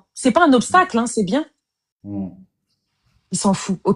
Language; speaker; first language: French; native; French